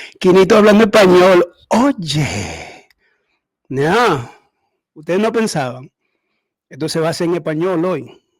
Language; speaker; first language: Spanish; early bilingual, heritage; Spanish